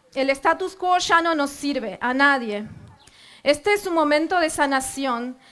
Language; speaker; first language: Spanish; native; Spanish